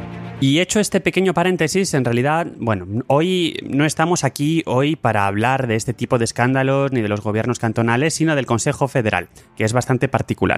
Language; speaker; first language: Spanish; native; Spanish